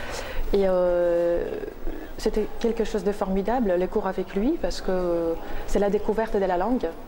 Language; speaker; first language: French; non-native, fluent; Polish